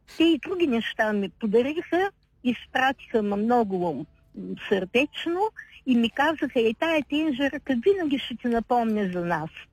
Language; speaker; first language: Bulgarian; native; Bulgarian